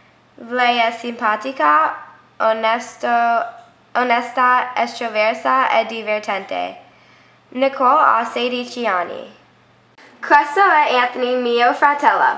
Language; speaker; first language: Italian; non-native, learner; English